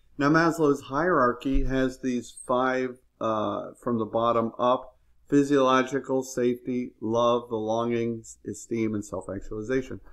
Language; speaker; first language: English; native; English